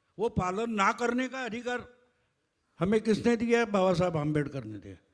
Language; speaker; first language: Hindi; non-native, local second language; Marathi